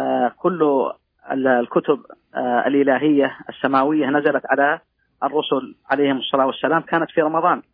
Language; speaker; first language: Arabic; native; Arabic